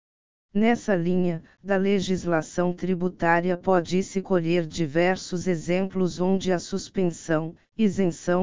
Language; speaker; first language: Portuguese; native; Portuguese